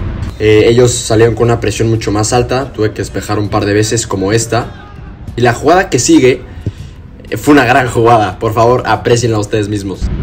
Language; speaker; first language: Spanish; native; Spanish